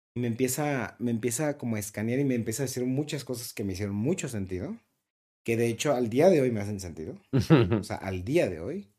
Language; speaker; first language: Spanish; native; Spanish